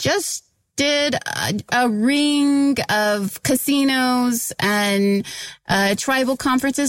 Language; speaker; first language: English; native; English